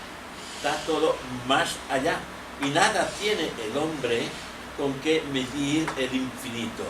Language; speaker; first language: Spanish; native; Spanish